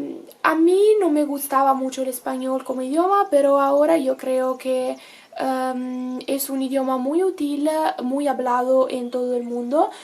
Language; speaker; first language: Spanish; non-native, learner; Italian